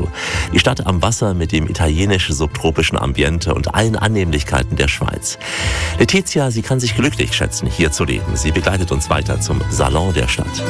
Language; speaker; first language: German; native; German